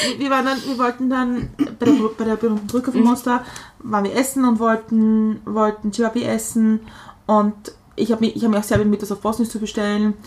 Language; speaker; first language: German; native; German